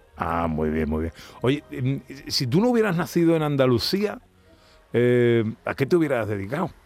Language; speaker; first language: Spanish; early bilingual, heritage; Spanish